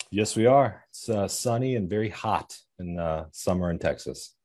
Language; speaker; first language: English; native; English